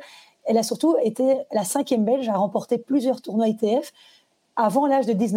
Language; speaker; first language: French; native; French